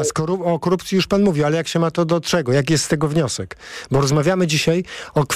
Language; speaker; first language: Polish; native; Polish